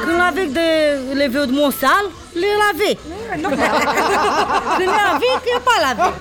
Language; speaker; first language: French; non-native, learner; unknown